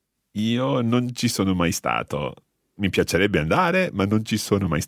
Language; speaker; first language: Italian; non-native, fluent; English